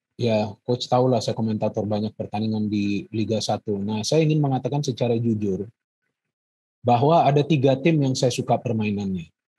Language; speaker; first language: Indonesian; native; Indonesian